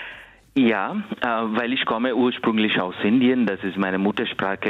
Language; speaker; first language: German; non-native, fluent; Kannada